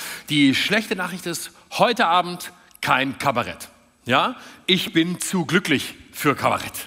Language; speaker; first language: German; native; German